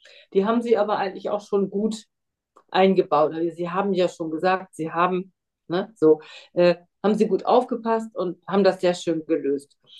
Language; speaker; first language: German; native; German